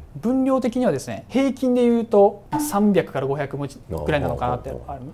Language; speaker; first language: Japanese; native; Japanese